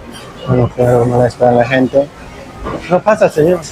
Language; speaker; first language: Spanish; non-native, learner; English